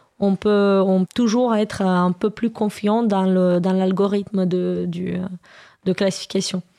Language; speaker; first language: French; non-native, fluent; Romanian